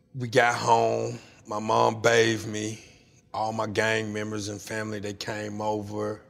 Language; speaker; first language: English; native; English